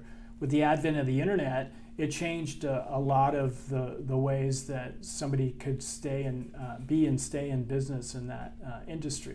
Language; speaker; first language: English; native; English